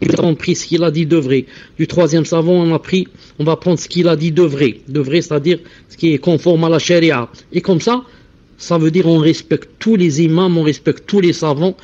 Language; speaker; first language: French; non-native, local second language; Arabic